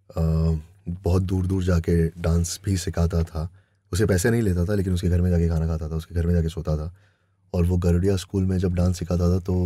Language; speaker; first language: Hindi; native; Hindi